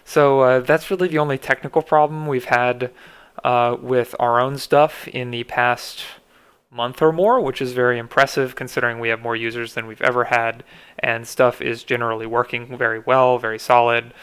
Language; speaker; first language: English; native; English